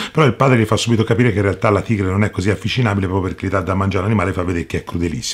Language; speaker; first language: Italian; native; Italian